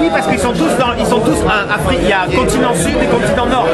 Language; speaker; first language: French; native; French